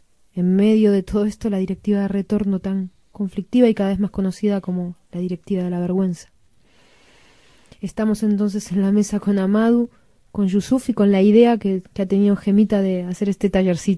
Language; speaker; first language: Spanish; native; Spanish